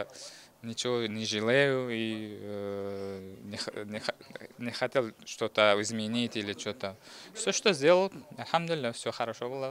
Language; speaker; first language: Russian; non-native, learner; Uzbek